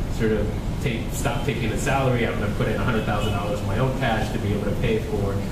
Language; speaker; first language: English; native; English